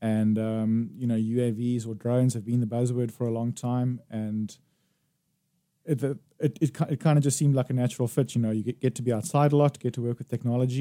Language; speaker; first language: English; native; English